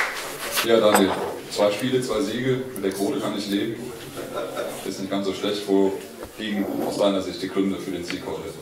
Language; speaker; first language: German; native; German